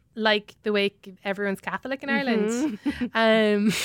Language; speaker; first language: English; native; English